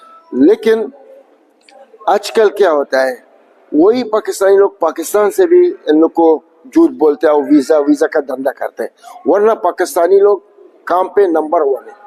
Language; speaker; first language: Hindi; non-native, learner; Arabic